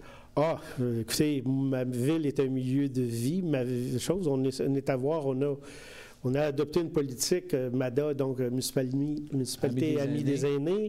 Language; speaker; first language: French; native; French